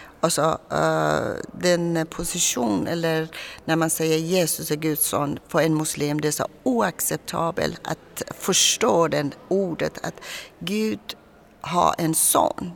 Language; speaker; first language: Swedish; non-native, fluent; Persian